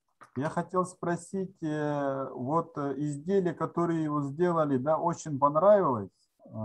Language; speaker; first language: Russian; non-native, local second language; Yakut